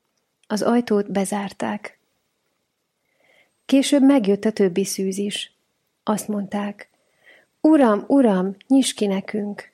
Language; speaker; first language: Hungarian; native; Hungarian